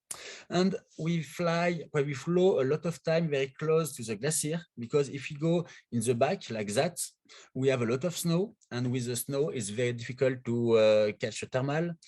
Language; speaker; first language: English; non-native, learner; French